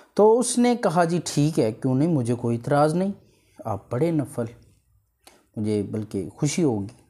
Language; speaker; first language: Urdu; non-native, local second language; Punjabi